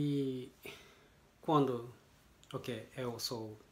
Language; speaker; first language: Portuguese; non-native, learner; Japanese